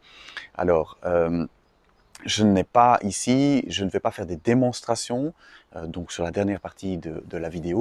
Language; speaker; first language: French; native; French